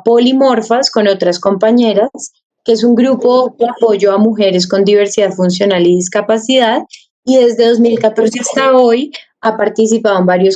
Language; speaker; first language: Spanish; native; Spanish